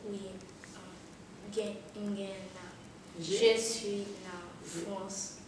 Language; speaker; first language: French; early bilingual, heritage; French